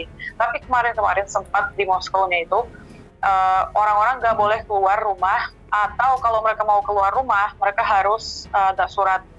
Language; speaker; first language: Indonesian; non-native, fluent; Russian